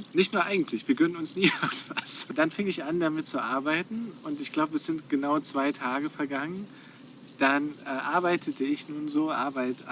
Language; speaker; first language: German; native; German